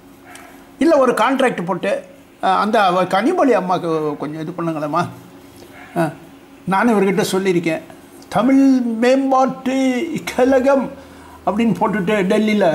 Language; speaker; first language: Tamil; non-native, local second language; Telugu